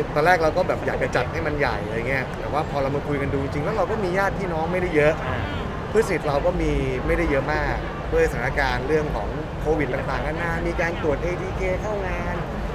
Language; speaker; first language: Thai; native; Thai